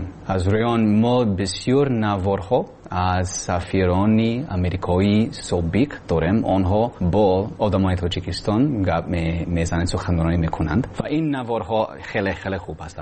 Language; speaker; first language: Persian; non-native, learner; English